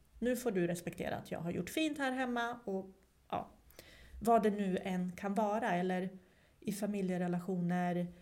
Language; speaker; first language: Swedish; non-native, fluent; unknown